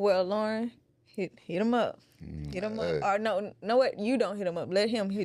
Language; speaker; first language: English; native; English